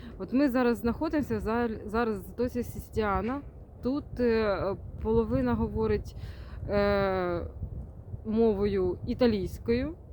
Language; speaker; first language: Ukrainian; native; Ukrainian